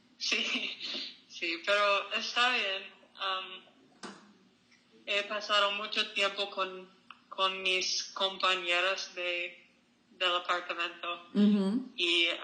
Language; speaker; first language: Spanish; non-native, learner; English